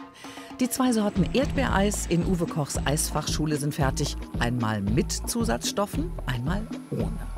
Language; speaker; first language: German; native; German